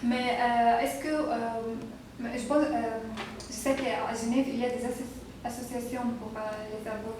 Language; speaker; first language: French; non-native, learner; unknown